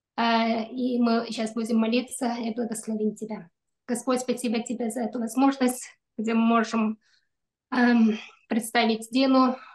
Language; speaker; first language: Russian; non-native, local second language; Kyrgyz